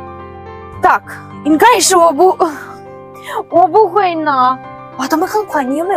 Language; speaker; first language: Chinese; non-native, learner; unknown